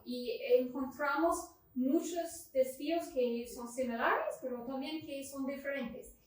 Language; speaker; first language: Spanish; non-native, learner; English